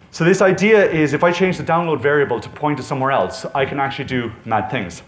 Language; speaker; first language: English; native; English